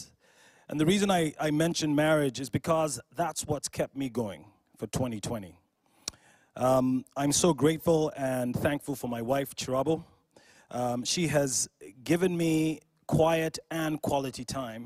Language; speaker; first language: English; non-native, local second language; Ganda